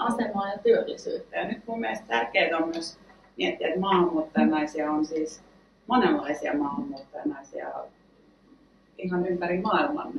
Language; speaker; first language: Finnish; native; Finnish